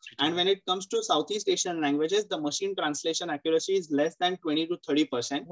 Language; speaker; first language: English; non-native, local second language; Marathi